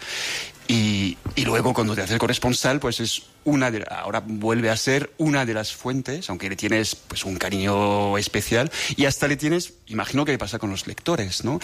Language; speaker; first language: Spanish; non-native, fluent; French